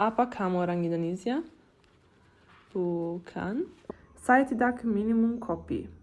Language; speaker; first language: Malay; non-native, learner; Italian